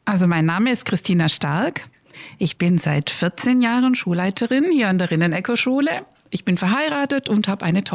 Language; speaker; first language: German; native; German